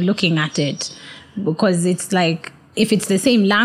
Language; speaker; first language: English; non-native, local second language; Swahili